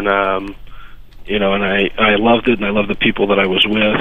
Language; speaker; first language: English; native; English